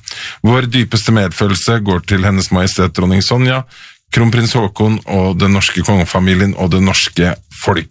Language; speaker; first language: Norwegian; native; Norwegian